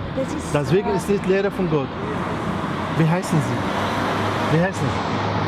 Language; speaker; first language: German; non-native, learner; Arabic